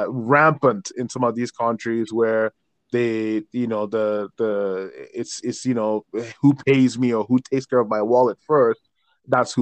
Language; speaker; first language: English; non-native, local second language; Yoruba